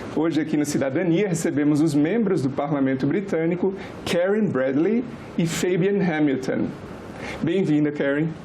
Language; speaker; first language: Portuguese; native; Portuguese